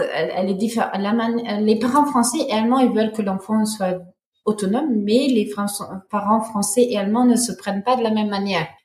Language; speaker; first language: French; non-native, fluent; German